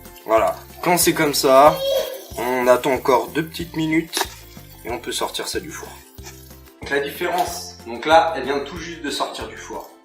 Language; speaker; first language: French; native; French